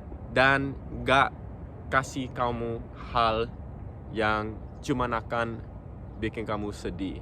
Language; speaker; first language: Indonesian; non-native, local second language; English